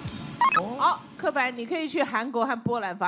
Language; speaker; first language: Chinese; native; Chinese